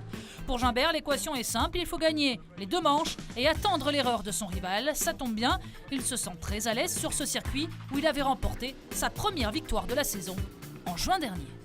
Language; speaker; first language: French; native; French